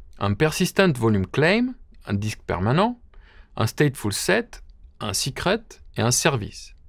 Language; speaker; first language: French; native; French